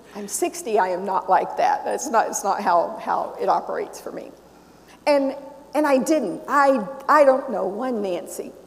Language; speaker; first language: English; native; English